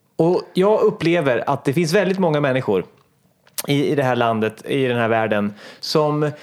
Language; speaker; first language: Swedish; native; Swedish